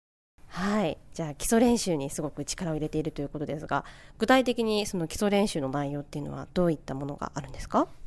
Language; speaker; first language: Japanese; native; Japanese